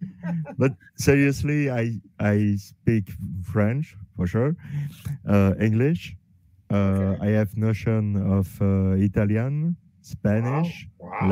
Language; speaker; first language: English; non-native, learner; French